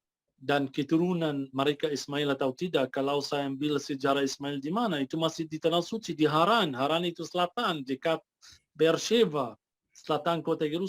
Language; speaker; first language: Indonesian; non-native, fluent; Arabic